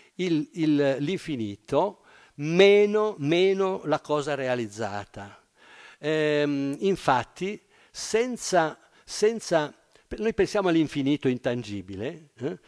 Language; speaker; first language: Italian; native; Italian